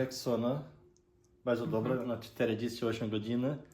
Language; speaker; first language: Polish; non-native, learner; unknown